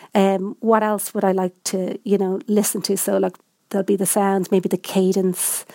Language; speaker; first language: English; native; English